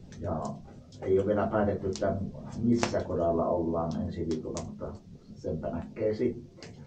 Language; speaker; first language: Finnish; native; Finnish